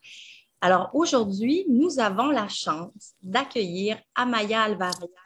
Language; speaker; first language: French; native; French